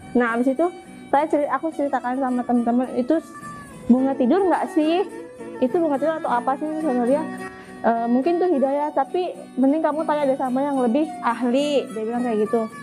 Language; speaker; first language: Indonesian; native; Indonesian